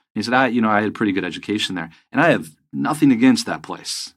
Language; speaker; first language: English; native; English